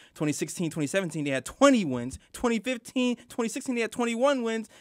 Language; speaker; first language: English; native; English